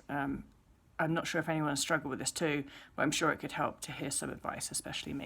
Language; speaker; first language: English; native; English